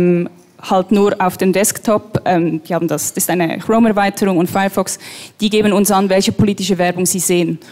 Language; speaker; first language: German; native; German